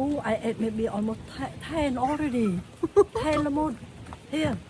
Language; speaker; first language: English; non-native, learner; Vietnamese